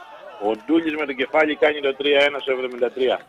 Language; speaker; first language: Greek; native; Greek